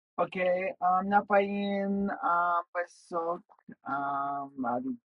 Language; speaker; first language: Indonesian; non-native, learner; English